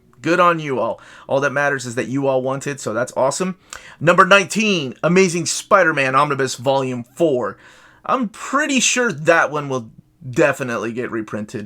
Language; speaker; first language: English; native; English